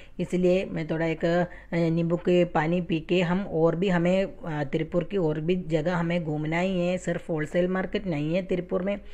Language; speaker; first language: Hindi; non-native, fluent; Tamil